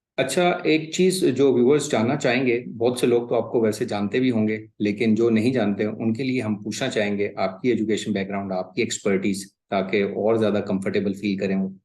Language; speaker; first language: Urdu; native; Urdu